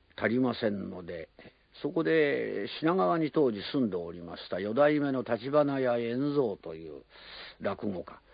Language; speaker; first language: Japanese; native; Japanese